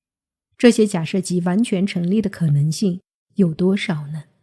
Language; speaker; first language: Chinese; native; Chinese